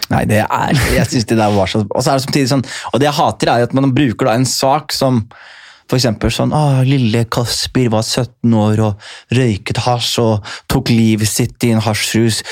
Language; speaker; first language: Norwegian; native; Norwegian